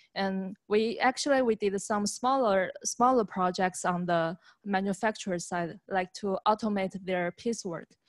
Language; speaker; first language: English; non-native, fluent; Chinese